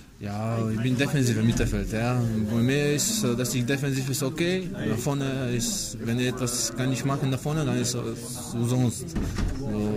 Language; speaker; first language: German; non-native, learner; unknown